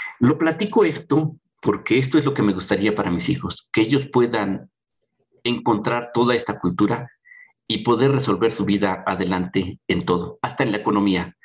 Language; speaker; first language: Spanish; native; Spanish